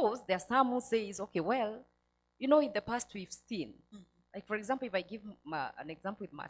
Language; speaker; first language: English; non-native, local second language; Swahili